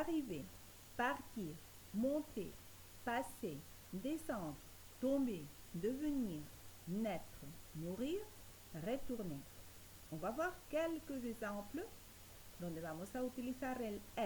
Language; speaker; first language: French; non-native, fluent; Spanish